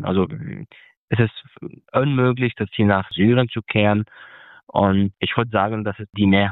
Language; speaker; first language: German; non-native, fluent; Arabic